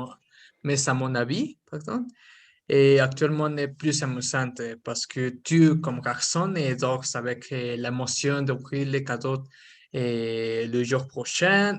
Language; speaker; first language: French; non-native, learner; Spanish